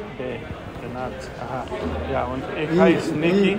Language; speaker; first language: German; non-native, learner; English